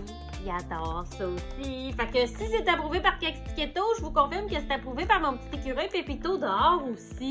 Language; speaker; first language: French; native; French